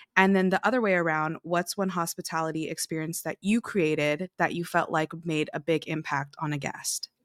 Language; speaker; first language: English; early bilingual, other home language; Filipino